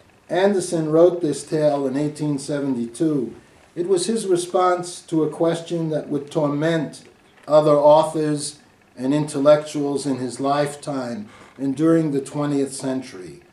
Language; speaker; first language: English; native; English